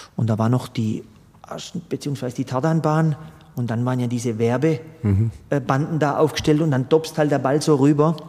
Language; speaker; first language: German; early bilingual, other home language; Croatian